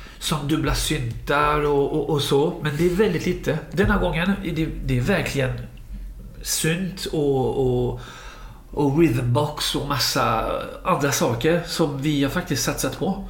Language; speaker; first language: Swedish; non-native, fluent; French